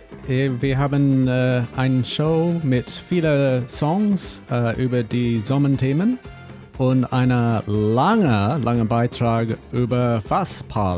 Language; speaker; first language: German; non-native, learner; English